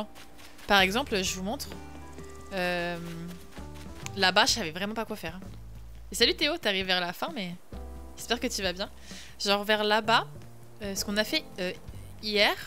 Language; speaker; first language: French; native; French